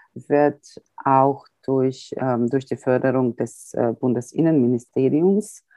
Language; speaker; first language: German; early bilingual, heritage; Croatian